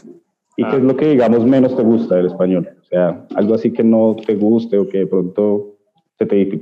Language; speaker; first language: Spanish; native; Spanish